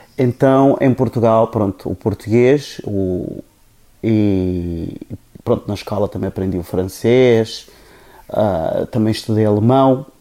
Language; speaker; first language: Portuguese; non-native, local second language; Kabuverdianu